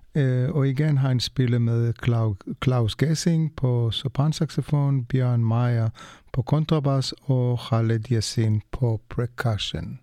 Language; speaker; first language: Danish; non-native, fluent; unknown